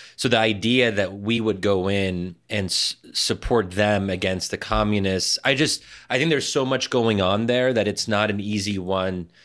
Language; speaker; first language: English; early bilingual, other home language; Arabic